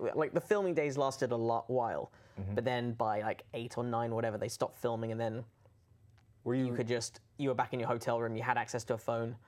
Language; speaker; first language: English; native; English